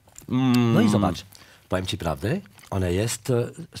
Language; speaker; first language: Polish; non-native, fluent; French